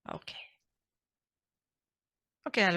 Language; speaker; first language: French; native; French